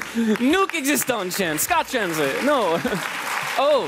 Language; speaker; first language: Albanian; non-native, learner; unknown